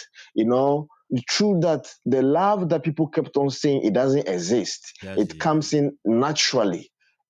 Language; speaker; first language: English; non-native, local second language; Ewe